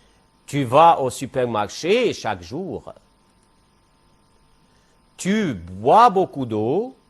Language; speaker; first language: French; non-native, fluent; Arabic